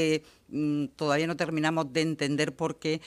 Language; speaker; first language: Spanish; native; Spanish